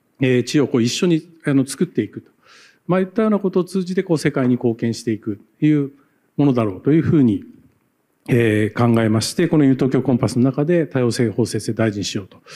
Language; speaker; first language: Japanese; native; Japanese